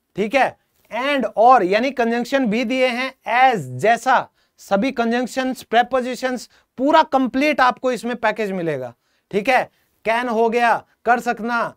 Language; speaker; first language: Hindi; native; Hindi